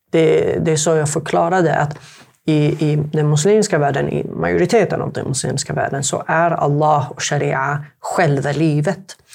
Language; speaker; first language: Swedish; non-native, fluent; Arabic